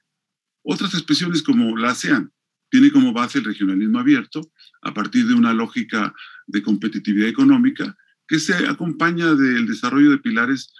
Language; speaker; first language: Spanish; native; Spanish